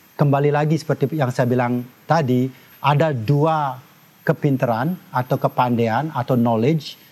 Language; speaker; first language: Indonesian; non-native, local second language; Balinese